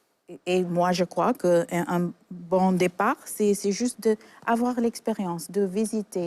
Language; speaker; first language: French; non-native, fluent; English